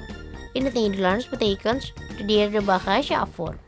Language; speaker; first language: Dutch; non-native, fluent; Indonesian